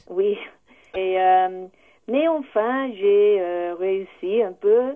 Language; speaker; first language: French; non-native, learner; English